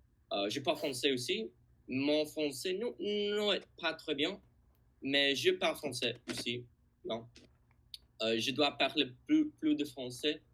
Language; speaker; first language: French; non-native, learner; English